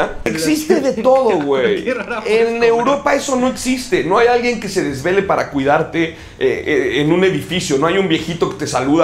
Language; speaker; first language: Spanish; native; Spanish